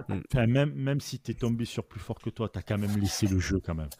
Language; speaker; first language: French; native; French